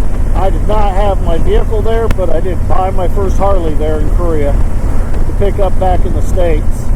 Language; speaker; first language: English; native; English